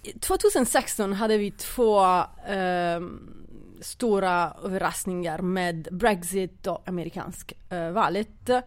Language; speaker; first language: Swedish; non-native, fluent; Italian